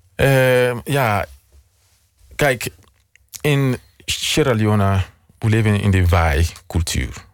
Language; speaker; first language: Dutch; non-native, fluent; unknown